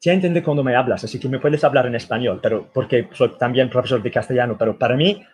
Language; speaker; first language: Spanish; non-native, fluent; English